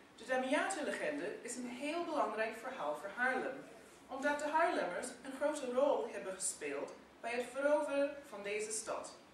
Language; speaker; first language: Dutch; non-native, fluent; English